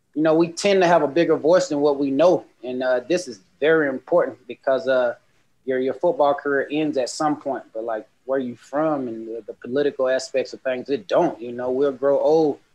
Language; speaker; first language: English; native; English